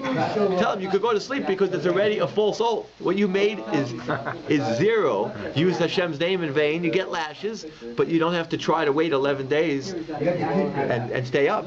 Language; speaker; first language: English; native; English